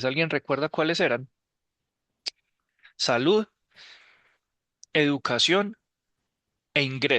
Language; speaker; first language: Spanish; native; Spanish